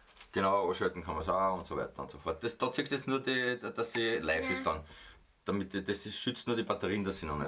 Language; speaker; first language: German; native; German